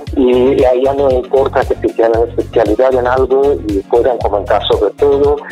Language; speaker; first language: Spanish; non-native, fluent; Persian